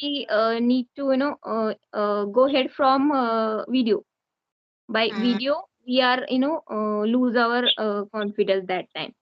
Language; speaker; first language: English; non-native, learner; Hindi